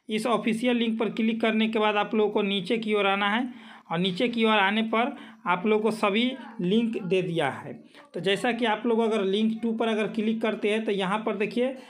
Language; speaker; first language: Hindi; native; Hindi